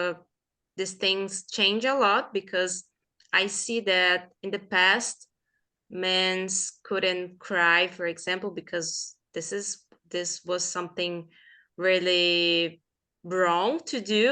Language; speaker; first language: English; non-native, fluent; Portuguese